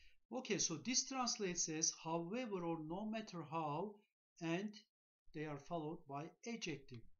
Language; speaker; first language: English; non-native, fluent; Turkish